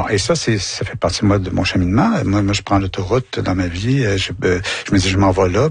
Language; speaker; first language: French; native; French